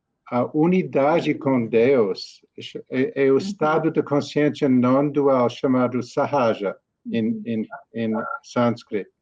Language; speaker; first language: Portuguese; non-native, learner; English